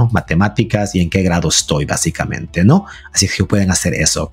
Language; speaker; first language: Spanish; early bilingual, heritage; Spanish